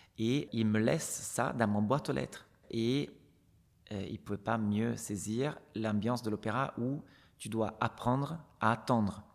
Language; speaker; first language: French; non-native, fluent; Italian